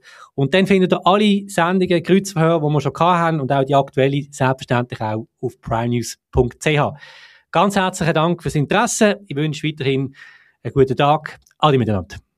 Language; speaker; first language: German; native; German